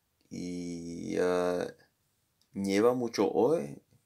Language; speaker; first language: Spanish; non-native, learner; Morisyen